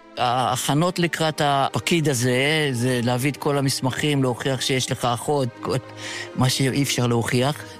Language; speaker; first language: Hebrew; early bilingual, other home language; Yiddish